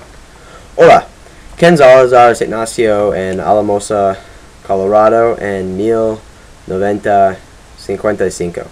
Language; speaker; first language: Spanish; non-native, learner; English